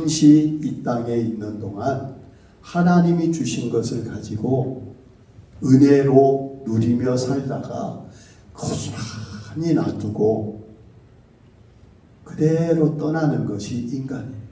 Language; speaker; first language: Korean; native; Korean